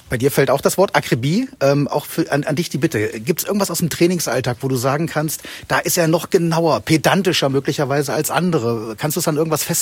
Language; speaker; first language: German; native; German